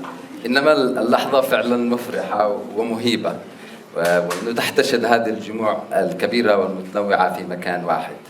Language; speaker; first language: Arabic; native; Arabic